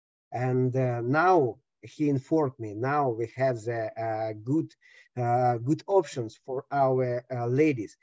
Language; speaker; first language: English; non-native, learner; Russian